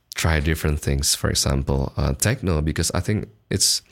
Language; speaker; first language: English; non-native, fluent; Indonesian